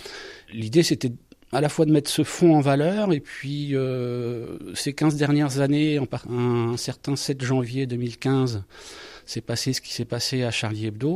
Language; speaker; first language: French; native; French